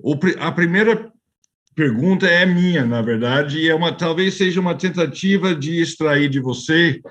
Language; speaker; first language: Portuguese; non-native, fluent; English